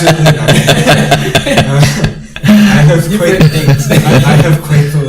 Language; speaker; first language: English; native; English